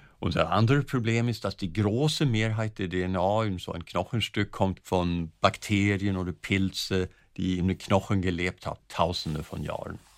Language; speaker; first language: German; non-native, fluent; Swedish